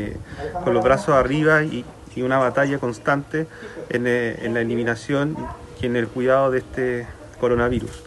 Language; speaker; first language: Spanish; native; Spanish